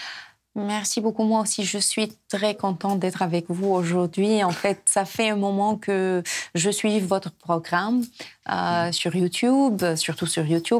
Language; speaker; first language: French; non-native, fluent; Arabic